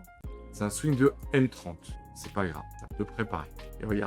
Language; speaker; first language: French; native; French